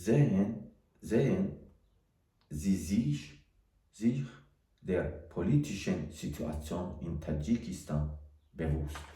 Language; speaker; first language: German; non-native, learner; Tajik